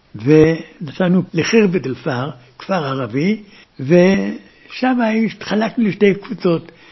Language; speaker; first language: Hebrew; early bilingual, other home language; German